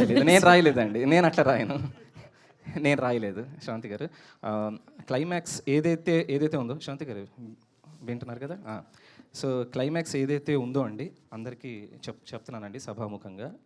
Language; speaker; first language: Telugu; native; Telugu